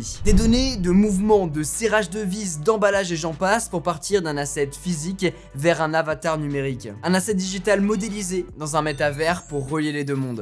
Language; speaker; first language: French; native; French